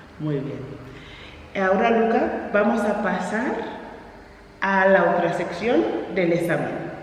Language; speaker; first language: Spanish; non-native, fluent; English